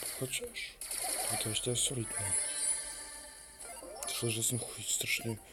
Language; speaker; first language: Polish; native; Polish